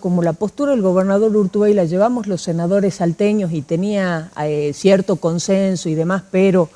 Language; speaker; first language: Spanish; native; Spanish